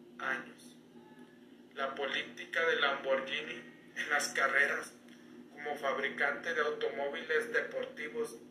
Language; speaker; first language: Spanish; native; Spanish